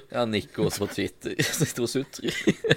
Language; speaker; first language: Norwegian; native; Norwegian